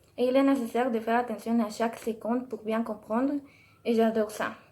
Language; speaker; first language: French; non-native, learner; Spanish